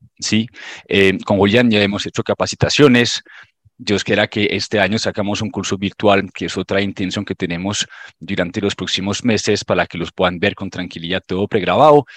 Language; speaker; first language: Spanish; non-native, fluent; French